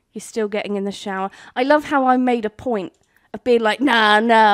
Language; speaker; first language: English; native; English